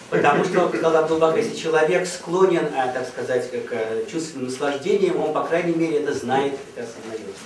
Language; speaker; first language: Russian; native; Russian